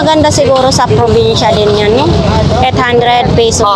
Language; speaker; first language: Filipino; native; Filipino